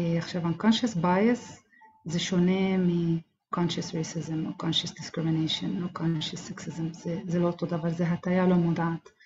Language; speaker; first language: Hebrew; non-native, local second language; Arabic